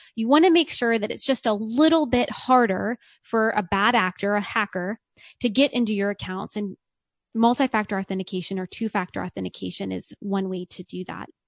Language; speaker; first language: English; native; English